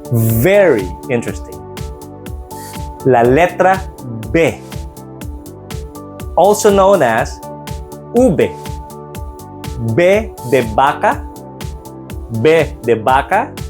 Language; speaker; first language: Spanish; non-native, fluent; Filipino